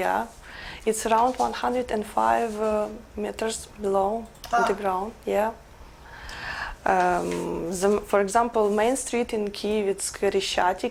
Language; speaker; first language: English; non-native, learner; Ukrainian